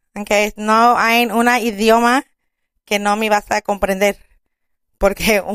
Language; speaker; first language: Spanish; early bilingual, other home language; English